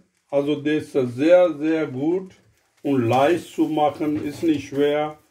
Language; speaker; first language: German; non-native, learner; Urdu